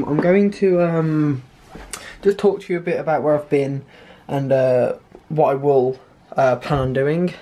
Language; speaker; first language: English; native; English